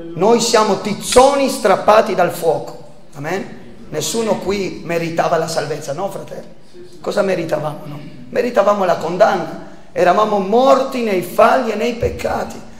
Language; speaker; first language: Italian; non-native, fluent; Spanish